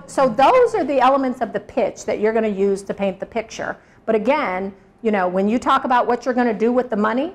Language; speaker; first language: English; native; English